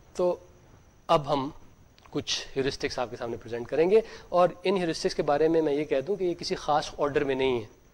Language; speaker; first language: Urdu; native; Urdu